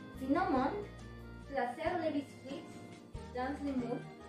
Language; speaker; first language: French; non-native, learner; Spanish